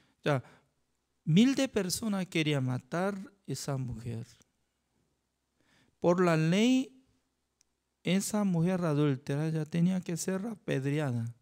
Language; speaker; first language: Spanish; non-native, fluent; Korean